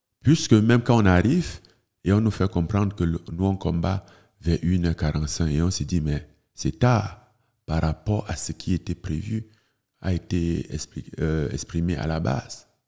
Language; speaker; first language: French; non-native, local second language; Ghomala